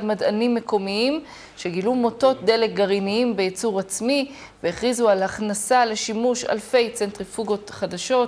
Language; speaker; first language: Hebrew; native; Hebrew